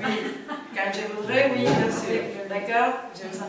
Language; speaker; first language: French; non-native, learner; Spanish